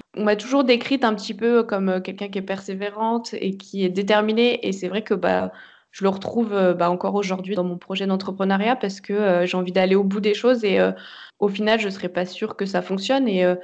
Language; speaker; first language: French; native; French